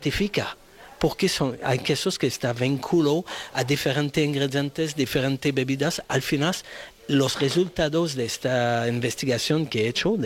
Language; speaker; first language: Spanish; non-native, fluent; English